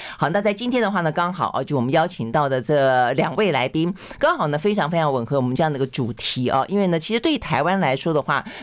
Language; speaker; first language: Chinese; native; Chinese